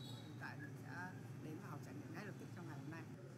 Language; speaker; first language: Vietnamese; native; Vietnamese